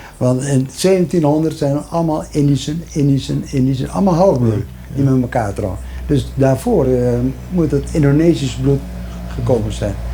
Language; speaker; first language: Dutch; early bilingual, other home language; Javanese